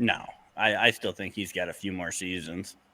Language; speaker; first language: English; native; English